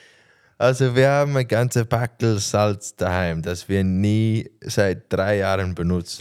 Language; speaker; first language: German; non-native, learner; English